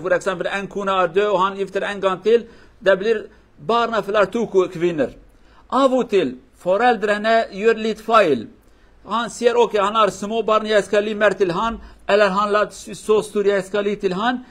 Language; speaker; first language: Swedish; non-native, learner; Kurdish